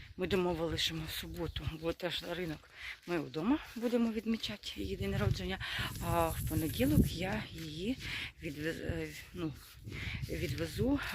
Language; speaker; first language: Ukrainian; non-native, local second language; Russian